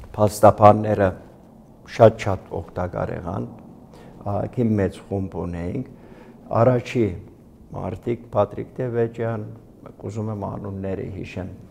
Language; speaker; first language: Armenian; early bilingual, heritage; Armenian